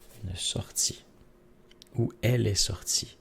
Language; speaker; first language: French; native; French